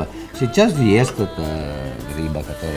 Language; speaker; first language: Russian; non-native, learner; Italian